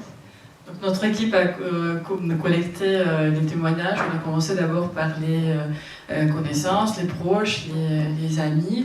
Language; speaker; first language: French; non-native, fluent; Russian